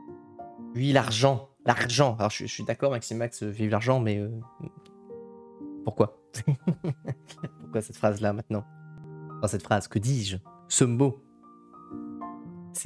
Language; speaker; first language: French; native; French